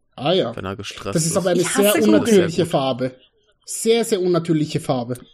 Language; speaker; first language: German; native; German